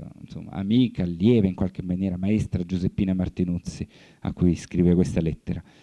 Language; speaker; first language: Italian; native; Italian